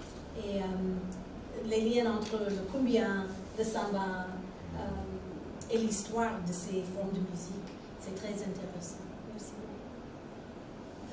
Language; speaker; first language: French; non-native, fluent; English